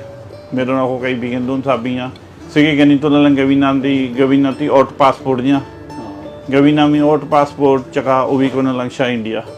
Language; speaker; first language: Filipino; non-native, learner; Punjabi